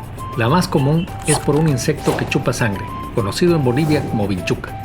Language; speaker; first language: Spanish; native; Spanish